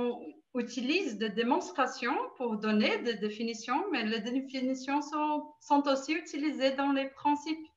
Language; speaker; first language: French; non-native, fluent; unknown